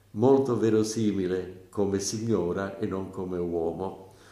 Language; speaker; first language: Italian; native; Italian